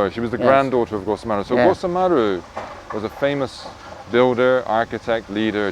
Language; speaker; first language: English; native; English